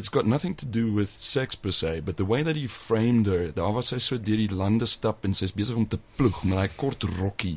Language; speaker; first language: English; non-native, fluent; German